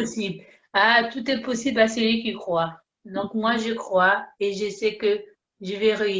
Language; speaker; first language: French; early bilingual, other home language; Haitian Creole